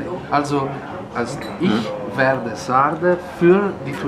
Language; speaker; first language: German; non-native, fluent; Italian